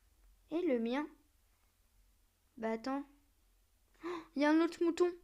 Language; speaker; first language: French; native; French